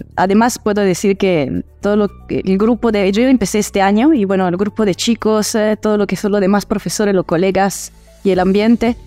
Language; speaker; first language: Spanish; early bilingual, heritage; Italian